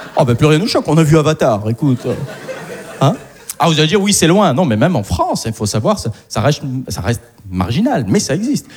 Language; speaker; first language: French; early bilingual, other home language; Arabic